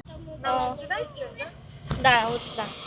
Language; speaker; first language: Russian; non-native, learner; Filipino